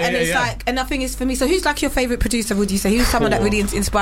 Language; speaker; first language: English; native; English